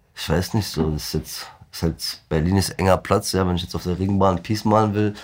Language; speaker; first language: German; early bilingual, other home language; Turkish